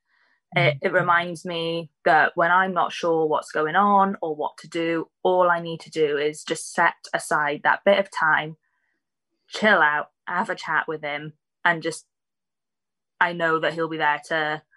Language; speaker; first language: English; native; English